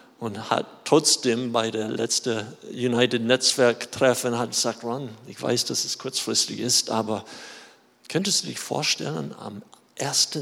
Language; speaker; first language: German; non-native, fluent; English